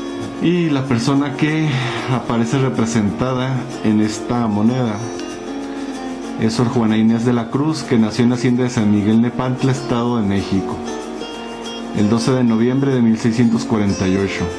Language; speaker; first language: Spanish; native; Spanish